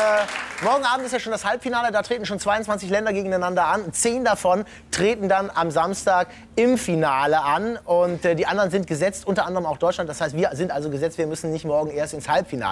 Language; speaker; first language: German; native; German